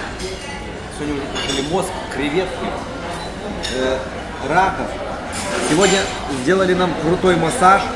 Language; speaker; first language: Russian; native; Russian